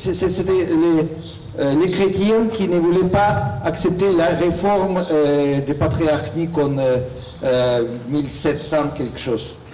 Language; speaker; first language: French; non-native, fluent; Russian